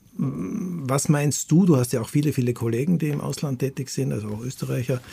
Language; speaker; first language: German; native; German